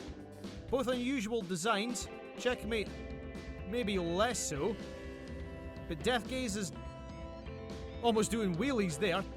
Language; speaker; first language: English; native; English